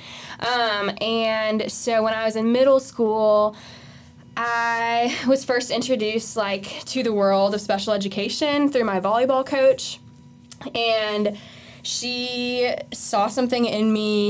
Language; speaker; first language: English; native; English